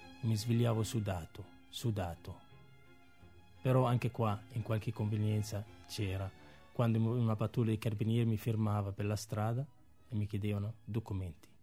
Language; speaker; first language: Italian; non-native, fluent; Arabic